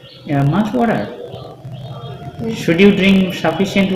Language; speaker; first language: English; non-native, fluent; Bangla